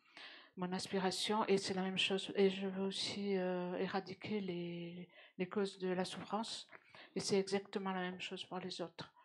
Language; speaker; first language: French; native; French